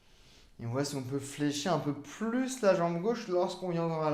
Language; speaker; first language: French; native; French